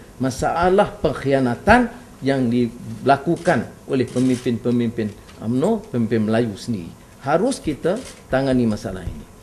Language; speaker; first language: Malay; native; Malay